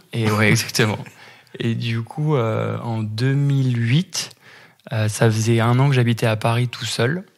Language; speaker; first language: French; native; French